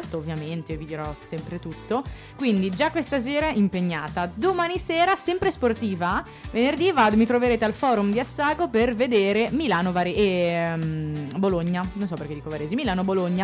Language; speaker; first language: Italian; native; Italian